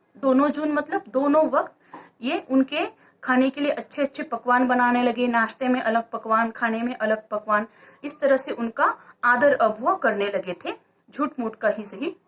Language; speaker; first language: Hindi; non-native, local second language; Marathi